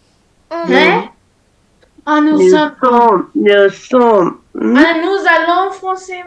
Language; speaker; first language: French; non-native, learner; Tamil